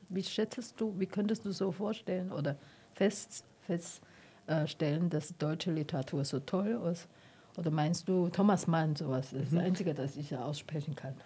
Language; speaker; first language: German; non-native, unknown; Chinese